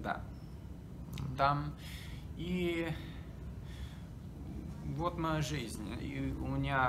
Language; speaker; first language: Russian; non-native, learner; English